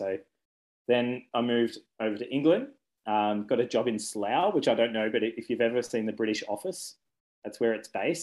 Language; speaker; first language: English; native; English